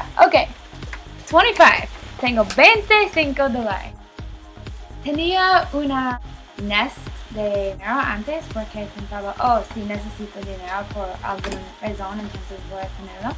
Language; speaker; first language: Spanish; non-native, learner; English